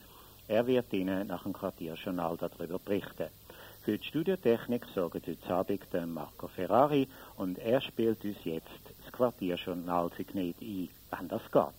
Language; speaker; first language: German; native; German